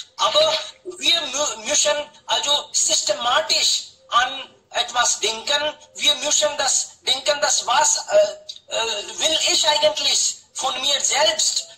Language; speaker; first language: German; non-native, fluent; Hindi